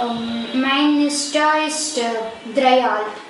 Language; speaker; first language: German; non-native, learner; Telugu